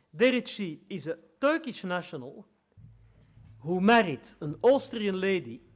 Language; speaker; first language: English; non-native, fluent; Dutch